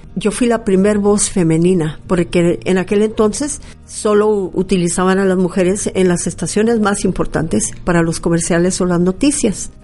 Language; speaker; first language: Spanish; early bilingual, heritage; Spanish